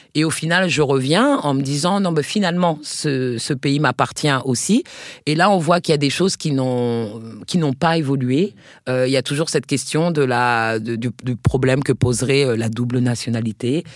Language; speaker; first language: French; native; French